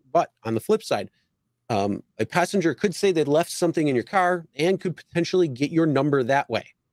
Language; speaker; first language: English; native; English